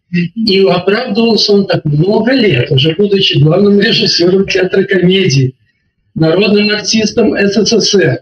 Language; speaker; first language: Russian; native; Russian